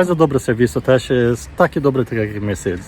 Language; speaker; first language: Polish; non-native, learner; Portuguese